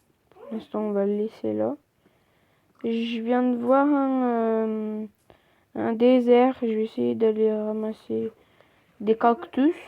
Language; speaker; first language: French; native; French